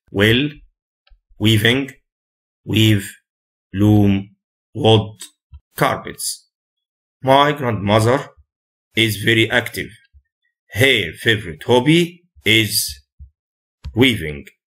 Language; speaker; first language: English; non-native, fluent; Arabic